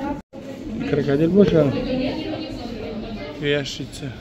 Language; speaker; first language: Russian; non-native, fluent; Tajik